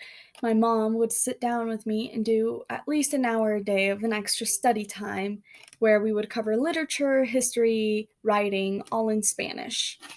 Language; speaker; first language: English; early bilingual, other home language; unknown